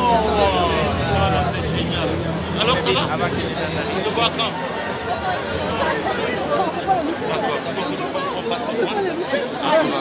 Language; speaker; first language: French; non-native, local second language; Wolof